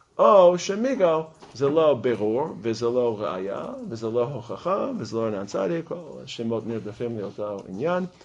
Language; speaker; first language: Hebrew; non-native, fluent; English